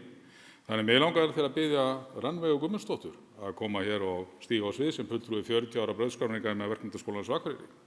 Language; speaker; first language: Icelandic; native; Icelandic